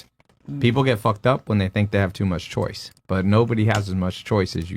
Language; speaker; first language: English; native; English